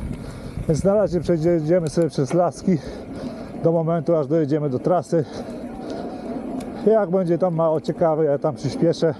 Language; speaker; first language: Polish; native; Polish